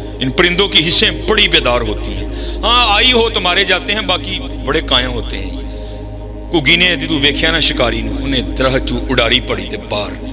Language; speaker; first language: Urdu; non-native, local second language; Punjabi